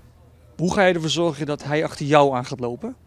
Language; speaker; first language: Dutch; native; Dutch